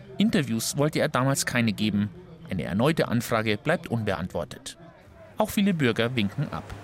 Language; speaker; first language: German; native; German